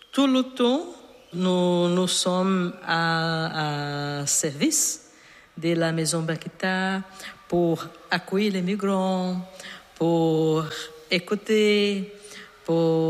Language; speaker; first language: French; non-native, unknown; Portuguese